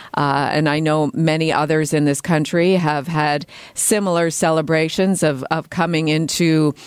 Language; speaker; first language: English; native; English